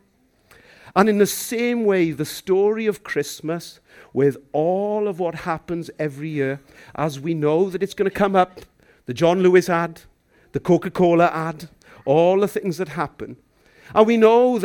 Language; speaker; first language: English; native; English